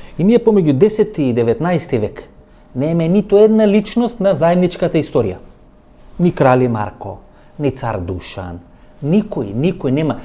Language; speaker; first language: Macedonian; native; Macedonian